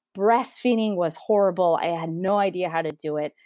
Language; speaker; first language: English; non-native, fluent; Spanish